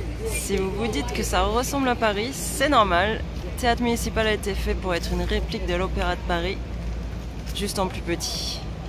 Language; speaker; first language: French; native; French